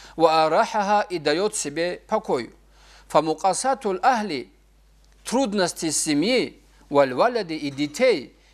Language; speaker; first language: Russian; non-native, local second language; Avaric